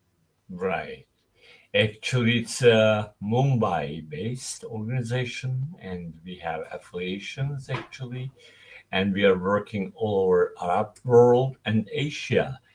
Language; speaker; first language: English; non-native, fluent; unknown